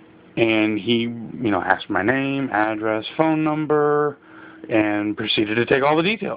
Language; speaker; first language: English; native; English